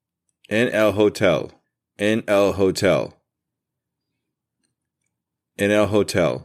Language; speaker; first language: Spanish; non-native, learner; English